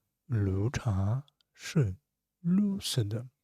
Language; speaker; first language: Chinese; non-native, fluent; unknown